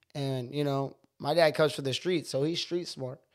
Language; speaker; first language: English; native; English